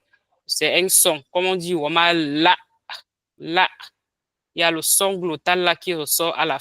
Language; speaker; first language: French; non-native, local second language; Ghomala